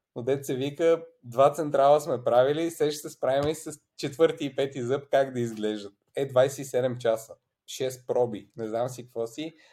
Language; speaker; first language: Bulgarian; early bilingual, other home language; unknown